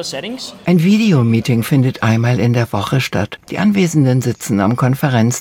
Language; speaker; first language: German; native; German